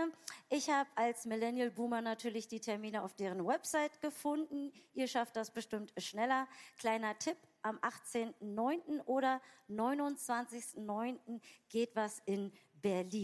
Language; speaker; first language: German; native; German